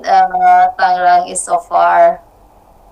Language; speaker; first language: English; non-native, learner; Indonesian